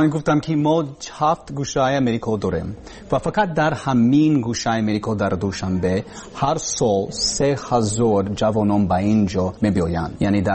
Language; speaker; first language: Persian; non-native, learner; English